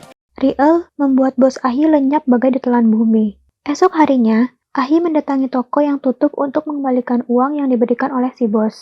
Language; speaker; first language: Indonesian; native; Indonesian